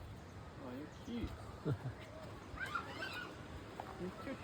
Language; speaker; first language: English; non-native, learner; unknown